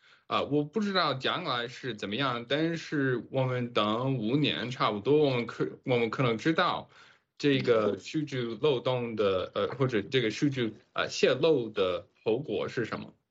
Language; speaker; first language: Chinese; non-native, fluent; English